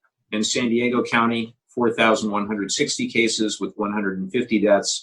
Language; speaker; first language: English; native; English